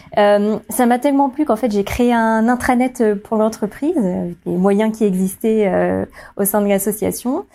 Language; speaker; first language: French; native; French